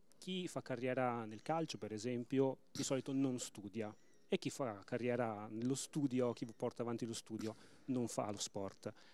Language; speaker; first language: Italian; native; Italian